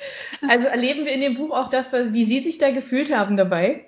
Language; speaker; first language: German; native; German